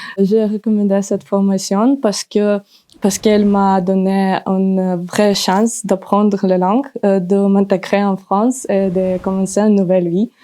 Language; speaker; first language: French; non-native, learner; Ukrainian